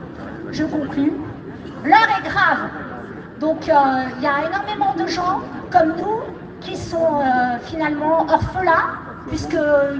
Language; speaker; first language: French; native; French